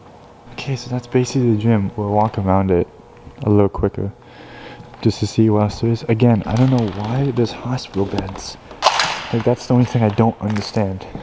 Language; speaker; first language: English; native; English